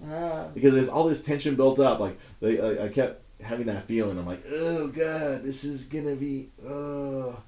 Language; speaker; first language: English; native; English